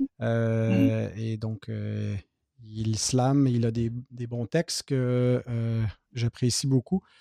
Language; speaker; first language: French; native; French